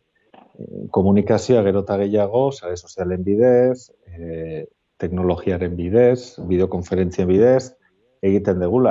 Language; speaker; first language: Basque; native; Basque